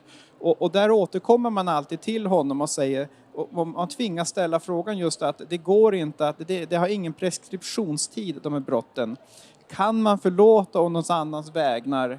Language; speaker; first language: Swedish; native; Swedish